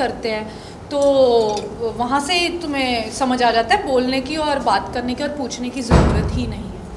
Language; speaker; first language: Hindi; non-native, local second language; Punjabi